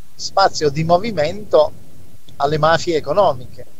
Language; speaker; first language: Italian; native; Italian